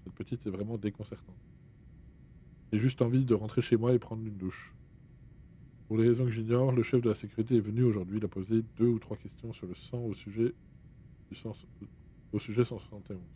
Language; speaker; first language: French; native; French